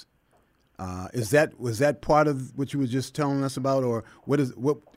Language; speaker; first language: English; native; English